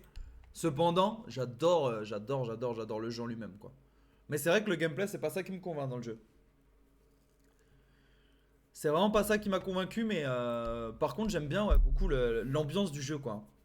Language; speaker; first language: French; native; French